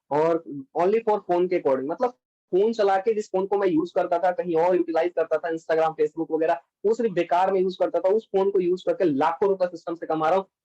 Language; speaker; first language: Hindi; native; Hindi